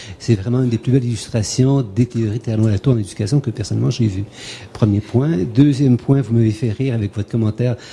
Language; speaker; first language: French; native; French